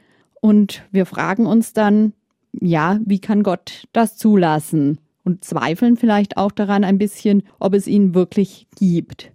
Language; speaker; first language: German; native; German